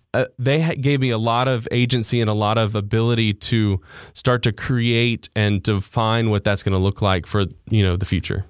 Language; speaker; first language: English; native; English